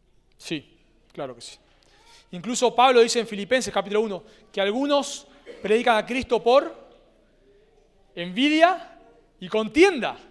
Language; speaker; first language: Spanish; native; Spanish